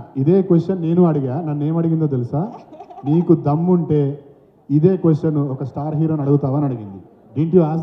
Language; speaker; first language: Telugu; native; Telugu